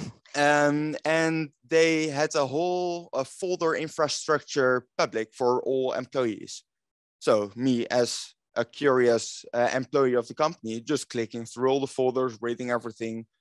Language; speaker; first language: English; non-native, fluent; Dutch